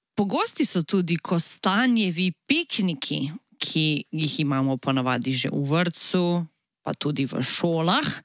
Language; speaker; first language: Slovenian; native; Slovenian